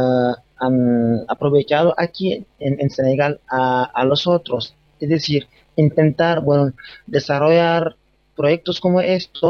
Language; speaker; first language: Spanish; non-native, fluent; Wolof